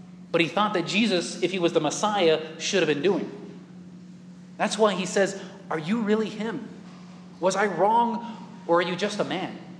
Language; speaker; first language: English; native; English